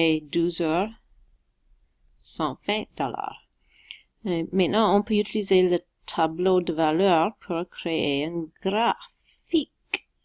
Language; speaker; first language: French; non-native, local second language; English